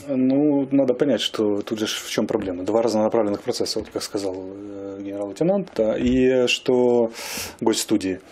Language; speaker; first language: Russian; native; Russian